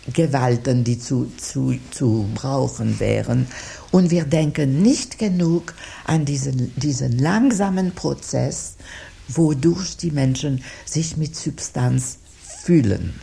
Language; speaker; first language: German; non-native, fluent; French